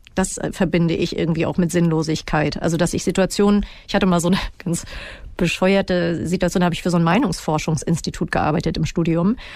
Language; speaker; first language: German; native; German